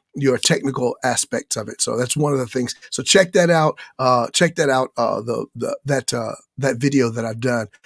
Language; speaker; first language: English; native; English